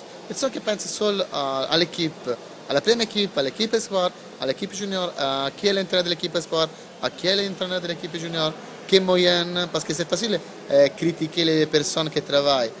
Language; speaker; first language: French; non-native, learner; Italian